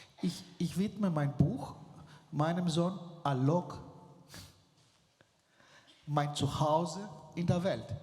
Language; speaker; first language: German; non-native, fluent; Greek